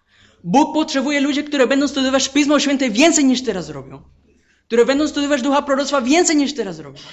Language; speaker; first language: Polish; non-native, fluent; Spanish